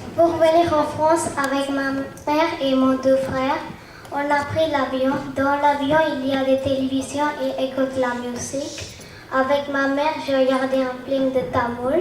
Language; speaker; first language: French; non-native, learner; Tamil